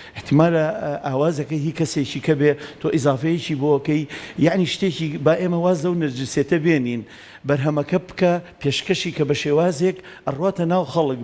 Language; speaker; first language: Central Kurdish; native; Central Kurdish